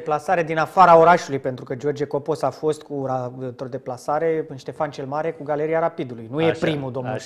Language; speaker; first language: Romanian; native; Romanian